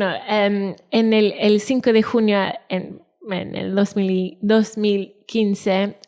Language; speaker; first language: Spanish; non-native, fluent; Welsh